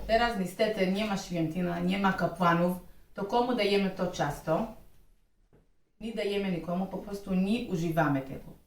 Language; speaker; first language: Polish; non-native, learner; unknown